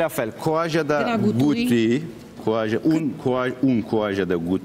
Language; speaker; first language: Romanian; non-native, learner; Turkish